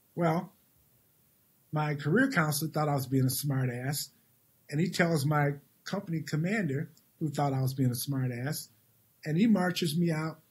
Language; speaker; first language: English; native; English